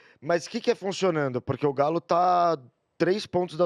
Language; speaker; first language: Portuguese; native; Portuguese